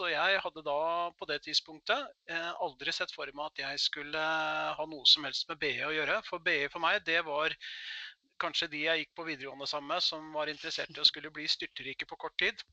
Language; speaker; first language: Norwegian; native; Norwegian